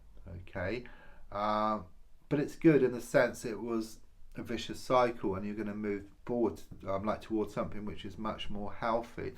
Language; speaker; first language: English; native; English